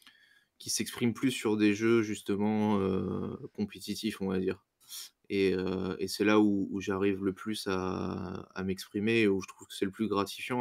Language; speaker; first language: French; native; French